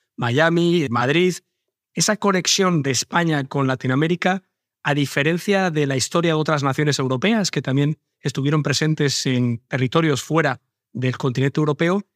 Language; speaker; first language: Spanish; native; Spanish